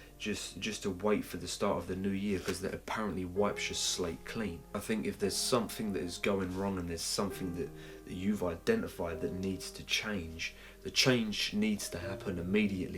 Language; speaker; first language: English; native; English